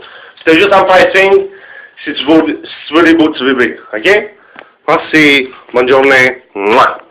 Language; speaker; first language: French; native; French